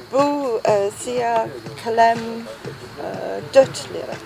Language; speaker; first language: Turkish; non-native, learner; English